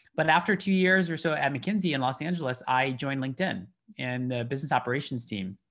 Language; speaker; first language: English; native; English